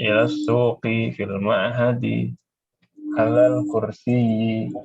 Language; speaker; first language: Arabic; non-native, fluent; Indonesian